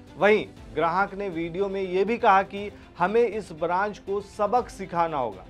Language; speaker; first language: Hindi; native; Hindi